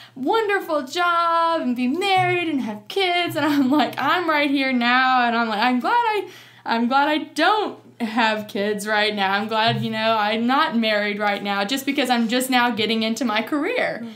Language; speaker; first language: English; native; English